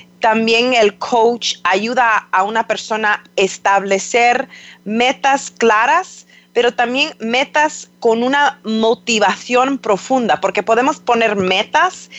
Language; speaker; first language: Spanish; non-native, fluent; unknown